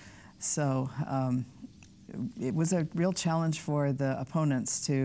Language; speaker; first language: English; native; English